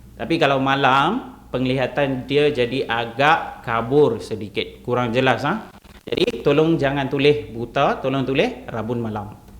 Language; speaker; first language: Malay; non-native, local second language; Tamil